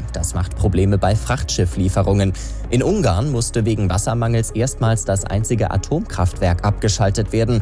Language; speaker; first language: German; native; German